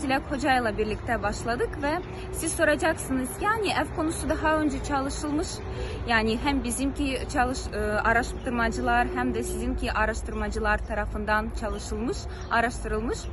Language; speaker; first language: Turkish; non-native, fluent; Ukrainian